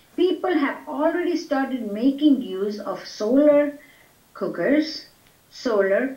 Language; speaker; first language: English; non-native, local second language; Gujarati